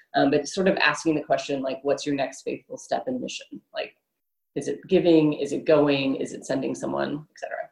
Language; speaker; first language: English; native; English